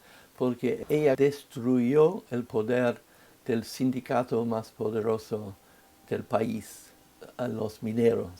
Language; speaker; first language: Spanish; non-native, fluent; English